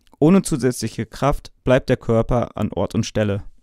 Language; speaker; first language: German; native; German